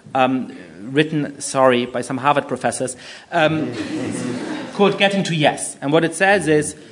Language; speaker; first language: English; non-native, fluent; German